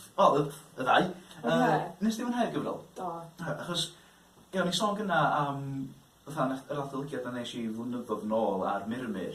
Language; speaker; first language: Welsh; native; Welsh